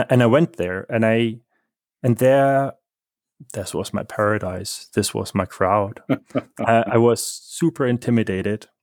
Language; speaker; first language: English; non-native, fluent; German